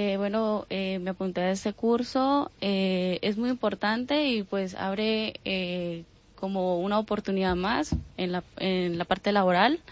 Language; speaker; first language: Spanish; native; Spanish